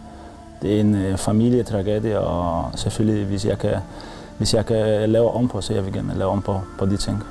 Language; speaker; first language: Danish; non-native, learner; Polish